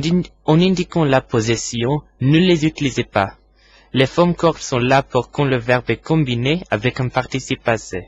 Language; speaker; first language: French; non-native, fluent; English